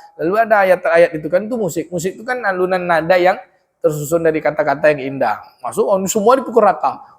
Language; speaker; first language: Malay; native; Malay